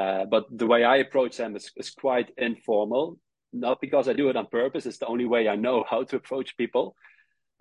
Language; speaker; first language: English; non-native, fluent; Dutch